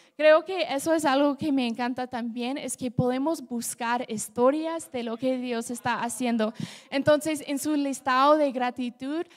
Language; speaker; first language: Spanish; non-native, fluent; English